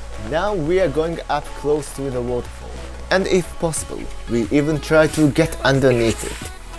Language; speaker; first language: English; non-native, fluent; Japanese